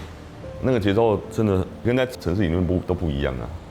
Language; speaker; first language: Chinese; native; Chinese